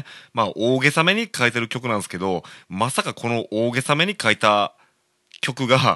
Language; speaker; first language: Japanese; native; Japanese